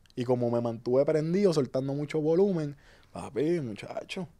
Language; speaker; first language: Spanish; native; Spanish